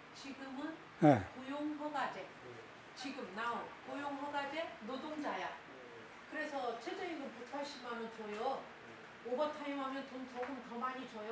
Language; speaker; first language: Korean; non-native, learner; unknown